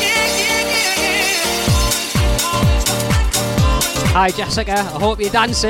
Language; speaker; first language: English; native; English